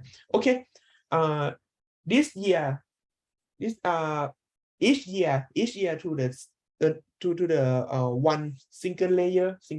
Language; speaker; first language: English; non-native, learner; Thai